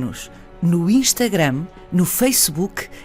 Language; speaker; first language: Portuguese; native; Portuguese